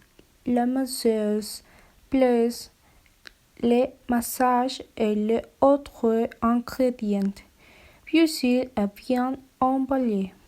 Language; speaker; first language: French; non-native, learner; Spanish